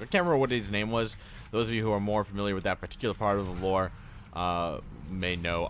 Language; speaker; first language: English; native; English